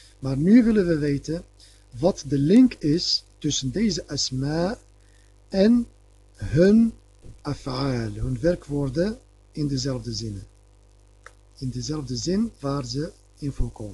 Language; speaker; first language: Dutch; non-native, fluent; Arabic